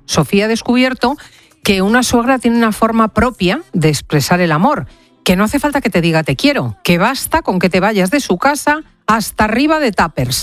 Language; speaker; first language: Spanish; native; Spanish